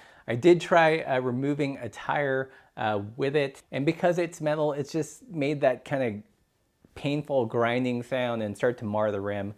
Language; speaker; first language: English; native; English